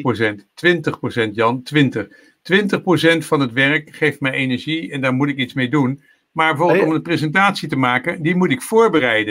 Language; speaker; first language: Dutch; native; Dutch